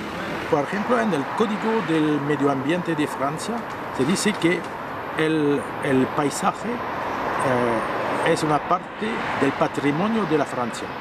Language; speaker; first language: Spanish; non-native, fluent; French